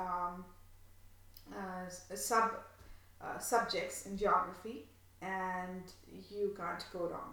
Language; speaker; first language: English; non-native, local second language; Bangla